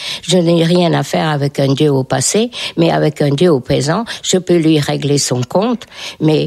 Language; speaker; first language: French; non-native, fluent; Hungarian